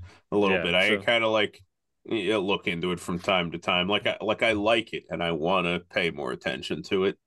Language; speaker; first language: English; native; English